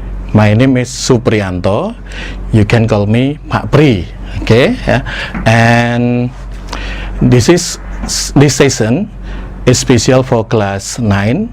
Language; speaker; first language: English; non-native, fluent; Indonesian